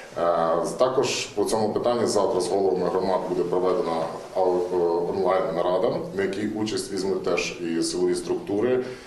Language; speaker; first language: Ukrainian; native; Ukrainian